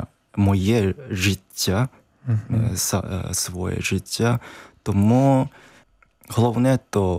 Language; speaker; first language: Ukrainian; non-native, learner; Japanese